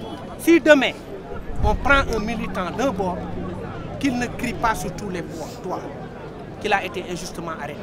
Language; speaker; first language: French; non-native, local second language; Wolof